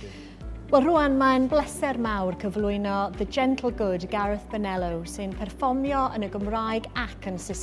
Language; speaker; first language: Welsh; native; Welsh